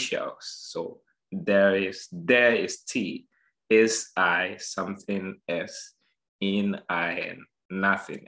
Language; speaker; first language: English; non-native, local second language; Akan